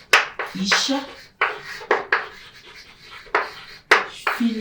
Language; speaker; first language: German; non-native, learner; French